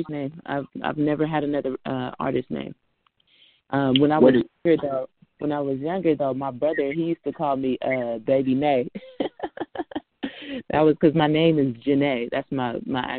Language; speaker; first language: English; native; English